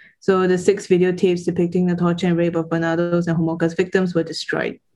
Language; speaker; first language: English; native; English